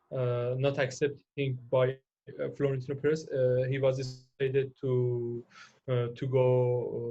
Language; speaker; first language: English; non-native, learner; Persian